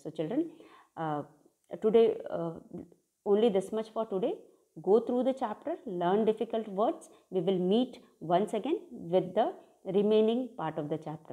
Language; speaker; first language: English; non-native, local second language; Hindi